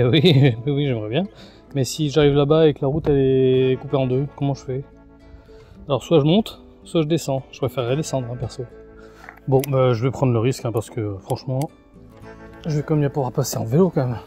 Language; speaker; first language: French; native; French